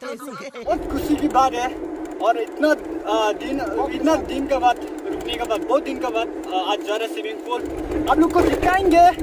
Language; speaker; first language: Hindi; non-native, learner; Nepali